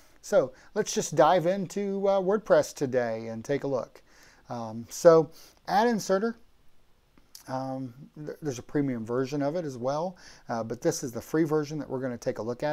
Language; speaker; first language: English; native; English